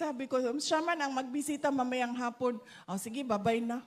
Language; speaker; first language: Filipino; non-native, local second language; Cebuano